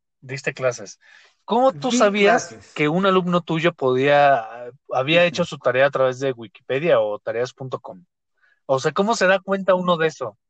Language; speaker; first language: Spanish; native; Spanish